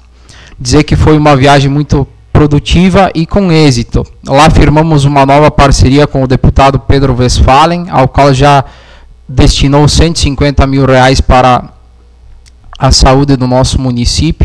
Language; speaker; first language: Portuguese; native; Portuguese